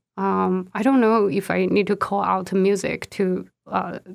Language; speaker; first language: English; non-native, fluent; Chinese